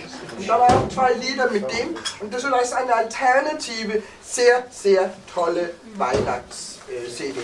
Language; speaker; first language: German; non-native, fluent; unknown